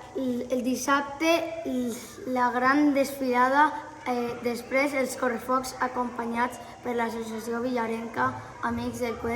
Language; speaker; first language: Catalan; non-native, local second language; Spanish